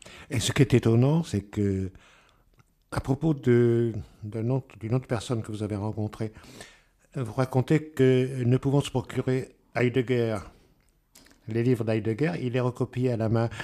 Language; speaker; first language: French; native; French